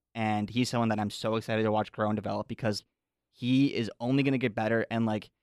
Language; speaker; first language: English; native; English